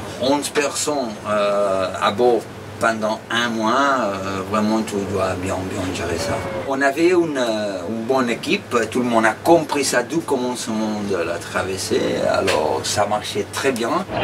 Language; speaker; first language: French; non-native, fluent; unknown